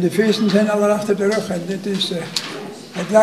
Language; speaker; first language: Dutch; native; Dutch